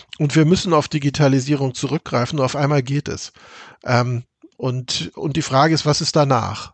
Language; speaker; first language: German; native; German